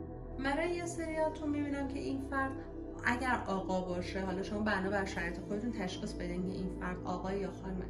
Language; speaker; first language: Persian; native; Persian